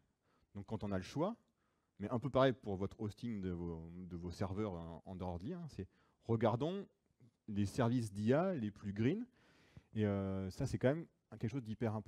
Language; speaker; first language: French; native; French